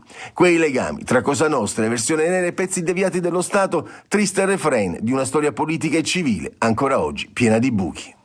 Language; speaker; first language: Italian; native; Italian